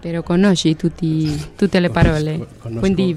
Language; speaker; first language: Italian; non-native, learner; Spanish